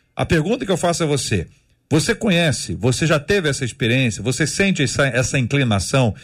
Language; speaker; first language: Portuguese; native; Portuguese